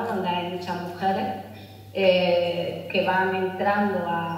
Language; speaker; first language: Spanish; native; Spanish